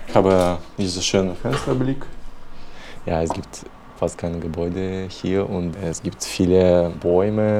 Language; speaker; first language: German; non-native, learner; Belarusian